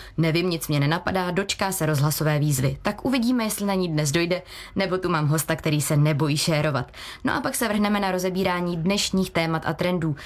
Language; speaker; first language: Czech; native; Czech